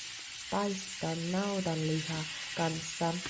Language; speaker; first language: Finnish; non-native, learner; Korean